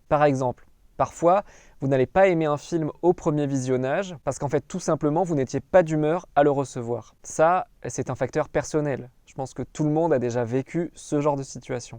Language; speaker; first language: French; native; French